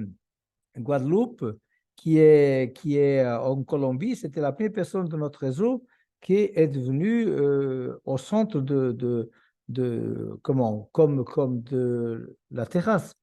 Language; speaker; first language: French; non-native, fluent; Portuguese